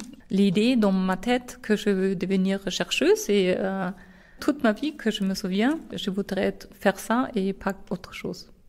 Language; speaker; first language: French; non-native, fluent; German